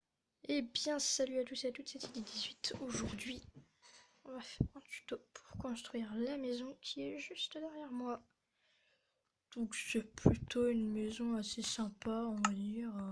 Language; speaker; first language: French; native; French